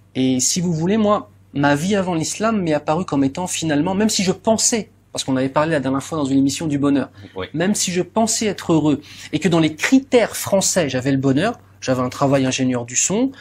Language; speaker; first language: French; native; French